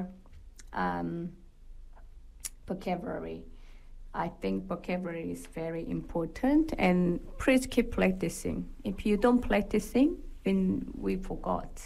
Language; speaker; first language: English; non-native, fluent; Korean